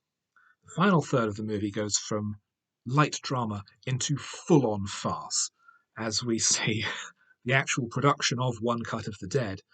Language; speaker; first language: English; native; English